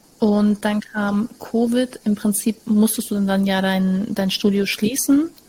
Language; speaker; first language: German; native; German